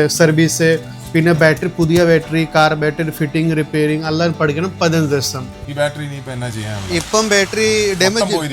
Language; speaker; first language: Malayalam; non-native, learner; Kannada